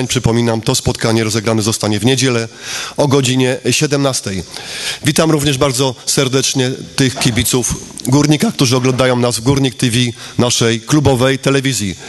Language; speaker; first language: Polish; native; Polish